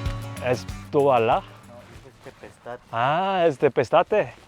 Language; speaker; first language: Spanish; non-native, learner; Korean